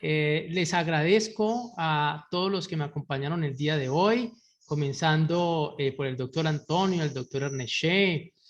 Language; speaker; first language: Spanish; native; Spanish